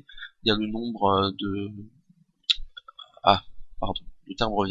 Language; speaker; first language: French; native; French